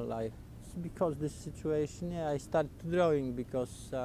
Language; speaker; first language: English; non-native, learner; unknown